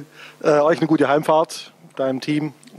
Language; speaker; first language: German; native; German